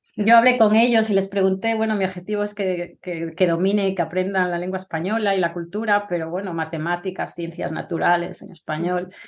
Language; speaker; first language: Spanish; native; Spanish